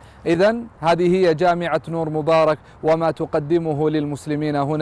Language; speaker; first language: Arabic; native; Arabic